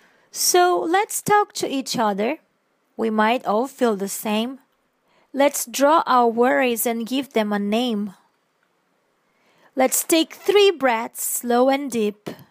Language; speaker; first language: English; non-native, fluent; Portuguese